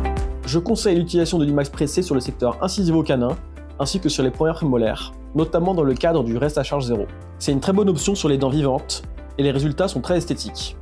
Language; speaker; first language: French; native; French